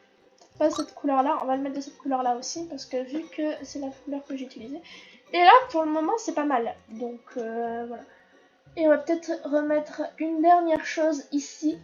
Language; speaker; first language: French; native; French